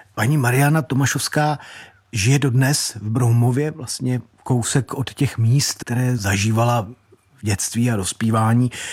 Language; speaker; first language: Czech; native; Czech